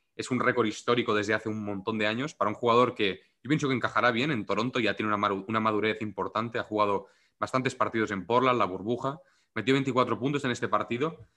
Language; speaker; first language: Spanish; non-native, local second language; Catalan